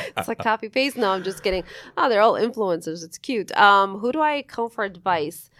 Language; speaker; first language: English; early bilingual, other home language; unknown